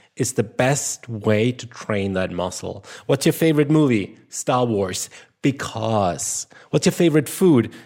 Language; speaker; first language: English; non-native, fluent; German